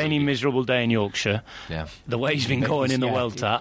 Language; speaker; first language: English; native; English